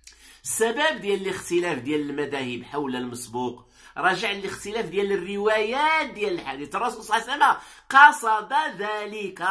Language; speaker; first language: Arabic; native; Arabic